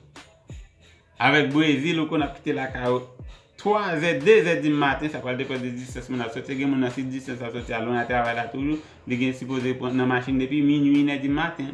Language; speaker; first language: French; non-native, local second language; Haitian Creole